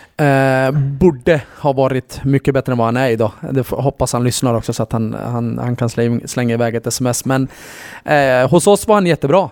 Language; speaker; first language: Swedish; early bilingual, other home language; Kurdish